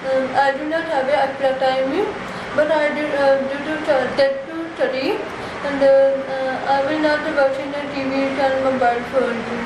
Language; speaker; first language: English; non-native, learner; Punjabi